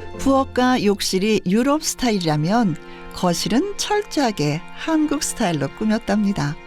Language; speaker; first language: Korean; native; Korean